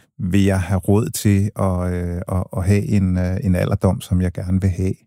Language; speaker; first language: Danish; early bilingual, other home language; English